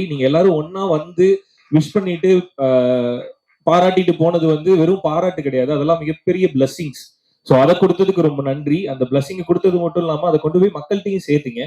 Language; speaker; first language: Tamil; native; Tamil